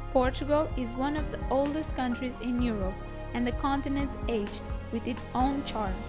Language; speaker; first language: English; non-native, fluent; Portuguese